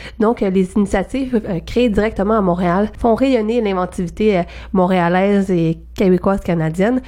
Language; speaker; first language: French; native; French